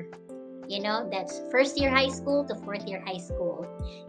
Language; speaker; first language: English; non-native, local second language; Filipino